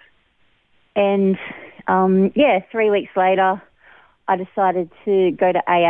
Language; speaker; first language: English; native; English